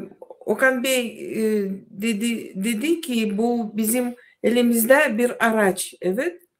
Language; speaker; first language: Turkish; non-native, learner; Russian